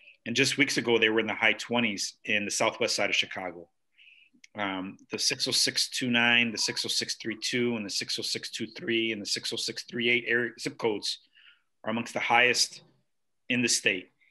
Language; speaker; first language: English; early bilingual, other home language; Spanish